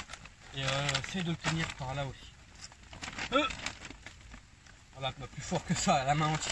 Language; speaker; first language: French; native; French